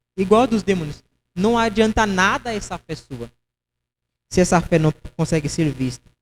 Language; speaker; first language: Portuguese; non-native, fluent; Haitian Creole